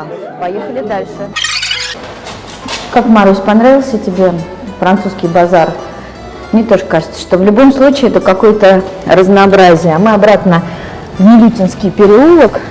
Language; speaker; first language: Russian; native; Russian